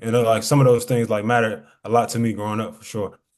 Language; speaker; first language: English; native; English